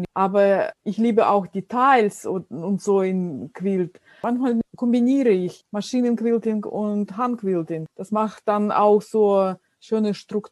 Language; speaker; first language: German; non-native, fluent; Russian